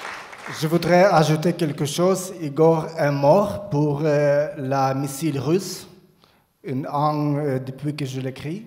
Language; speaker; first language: French; non-native, learner; Ukrainian